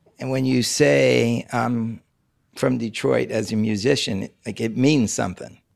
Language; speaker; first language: English; native; English